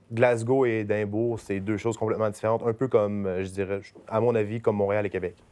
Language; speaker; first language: French; native; French